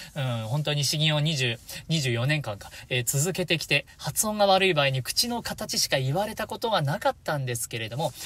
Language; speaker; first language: Japanese; native; Japanese